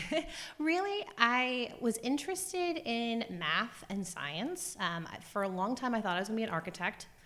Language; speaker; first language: English; native; English